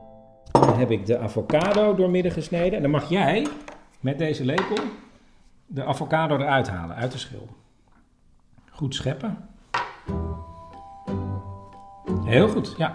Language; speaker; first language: Dutch; native; Dutch